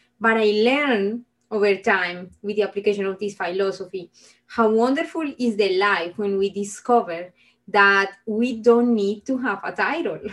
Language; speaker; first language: English; non-native, fluent; Spanish